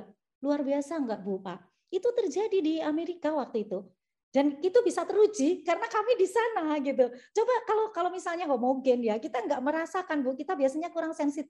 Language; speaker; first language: Indonesian; native; Indonesian